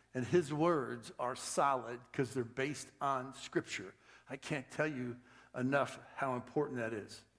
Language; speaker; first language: English; native; English